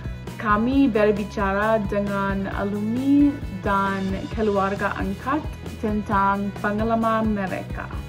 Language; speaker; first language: Indonesian; non-native, learner; English